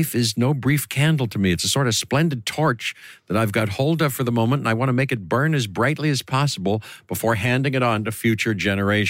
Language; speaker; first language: English; native; English